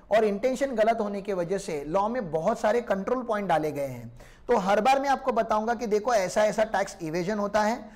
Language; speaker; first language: Hindi; non-native, local second language; Marathi